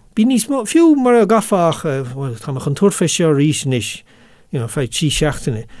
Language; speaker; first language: Irish; non-native, local second language; English